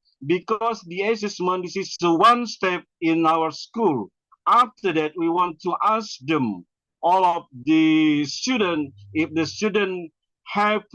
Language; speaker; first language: English; non-native, learner; Indonesian